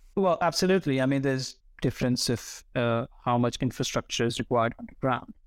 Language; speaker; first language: English; non-native, local second language; Hindi